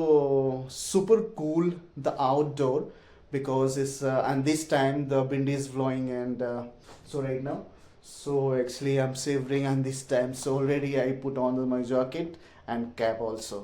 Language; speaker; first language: English; non-native, learner; Hindi